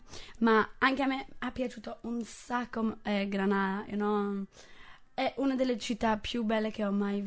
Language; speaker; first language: Italian; non-native, fluent; English